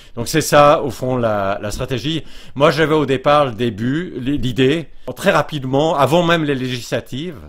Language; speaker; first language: French; native; French